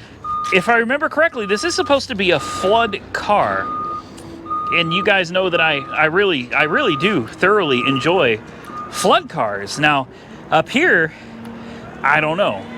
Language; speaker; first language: English; native; English